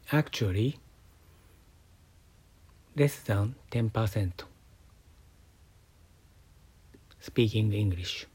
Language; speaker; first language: English; non-native, learner; Japanese